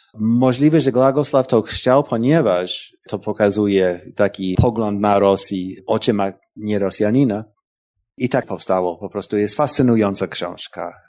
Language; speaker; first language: Polish; non-native, fluent; English